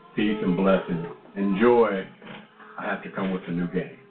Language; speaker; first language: English; non-native, fluent; Spanish